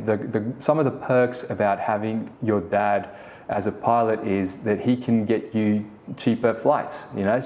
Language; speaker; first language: English; early bilingual, other home language; Afrikaans